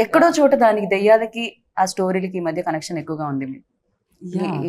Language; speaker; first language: Telugu; native; Telugu